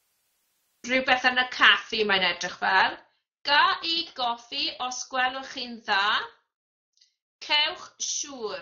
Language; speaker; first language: Welsh; non-native, fluent; English